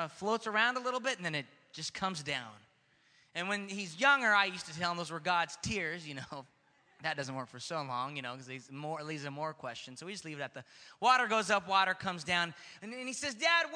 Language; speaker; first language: English; native; English